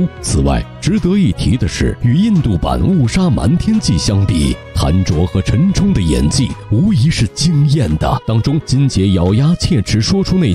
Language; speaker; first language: Chinese; native; Chinese